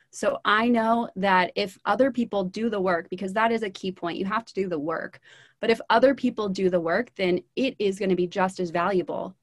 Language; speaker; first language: English; native; English